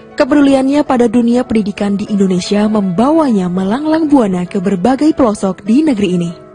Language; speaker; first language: Indonesian; native; Indonesian